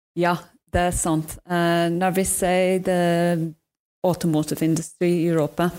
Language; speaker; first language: Norwegian; non-native, fluent; English